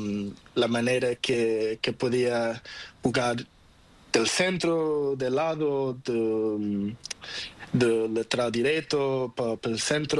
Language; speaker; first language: Spanish; non-native, learner; Portuguese